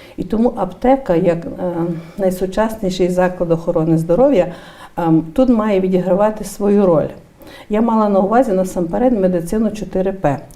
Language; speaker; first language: Ukrainian; native; Ukrainian